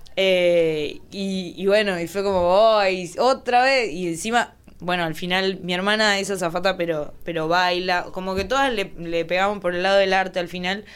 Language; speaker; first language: Spanish; native; Spanish